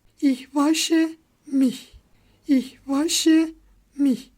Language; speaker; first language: German; non-native, fluent; Turkish